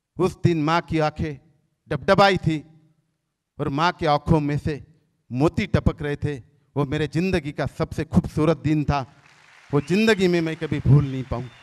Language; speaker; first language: Hindi; non-native, local second language; Marathi